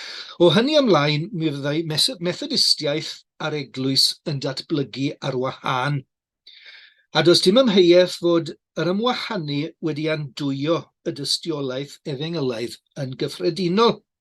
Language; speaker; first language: Welsh; native; Welsh